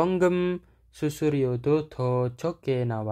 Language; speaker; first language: Korean; non-native, fluent; Indonesian